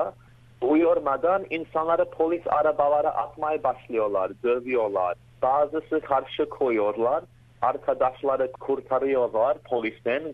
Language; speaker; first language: Turkish; early bilingual, heritage; Turkish